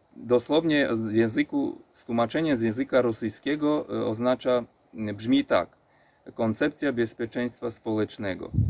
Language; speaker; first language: Polish; non-native, fluent; Armenian